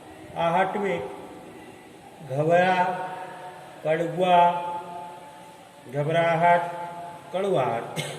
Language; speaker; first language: Hindi; native; Hindi